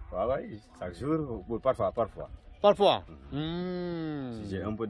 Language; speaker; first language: French; non-native, local second language; Wolof